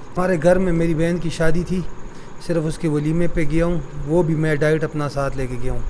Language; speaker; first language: Urdu; non-native, local second language; Pashto